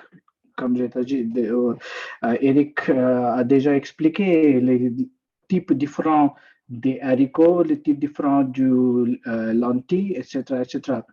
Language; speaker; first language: French; non-native, learner; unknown